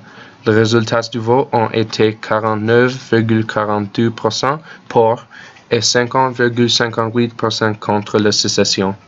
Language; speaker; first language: French; non-native, learner; English